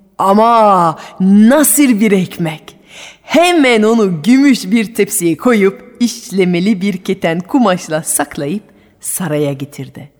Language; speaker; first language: Turkish; non-native, fluent; French